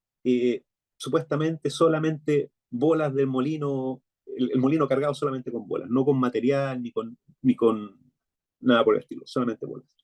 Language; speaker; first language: Spanish; native; Spanish